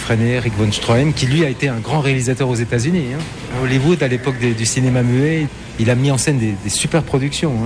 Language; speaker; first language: French; native; French